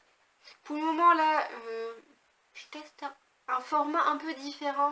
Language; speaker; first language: French; native; French